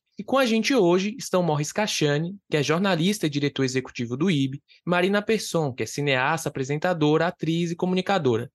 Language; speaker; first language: Portuguese; native; Portuguese